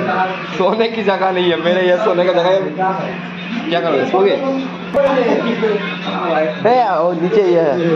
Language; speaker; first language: Hindi; non-native, local second language; Bangla